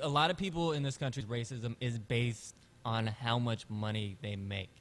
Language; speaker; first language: English; early bilingual, other home language; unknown